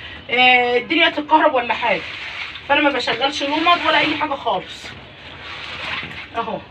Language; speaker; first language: Arabic; native; Arabic